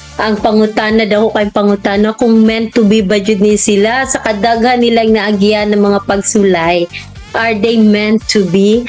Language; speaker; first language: Cebuano; native; Cebuano